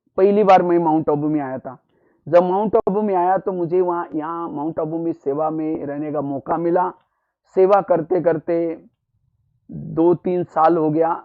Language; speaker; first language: Hindi; non-native, local second language; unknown